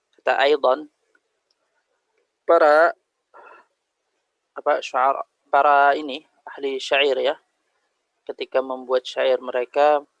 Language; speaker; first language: Indonesian; native; Indonesian